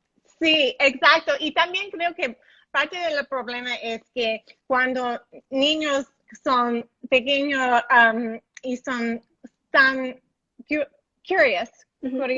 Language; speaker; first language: Spanish; non-native, learner; English